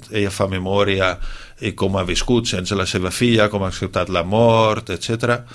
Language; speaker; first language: Catalan; non-native, fluent; Dutch